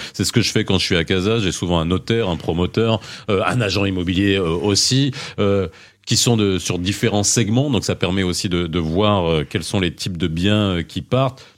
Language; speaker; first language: French; non-native, local second language; Arabic